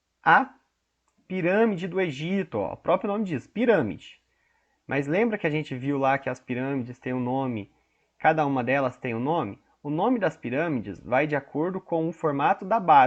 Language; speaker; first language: Portuguese; native; Portuguese